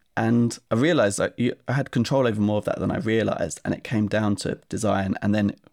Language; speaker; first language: English; native; English